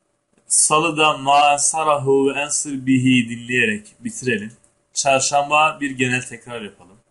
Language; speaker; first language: Turkish; native; Turkish